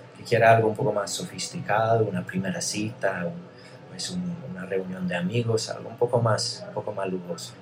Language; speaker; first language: Spanish; non-native, fluent; English